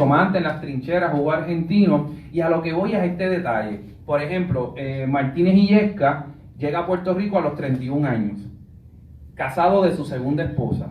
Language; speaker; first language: Spanish; native; Spanish